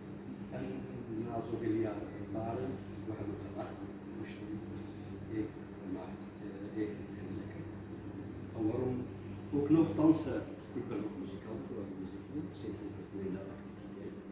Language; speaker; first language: Dutch; non-native, learner; Kurdish